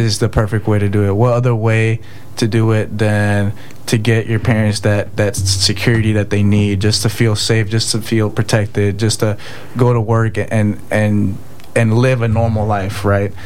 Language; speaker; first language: English; early bilingual, other home language; Spanish